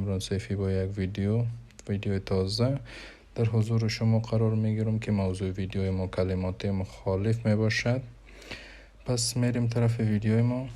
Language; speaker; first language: Persian; non-native, fluent; Urdu